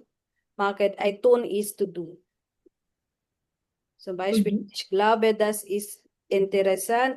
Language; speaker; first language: German; non-native, fluent; Filipino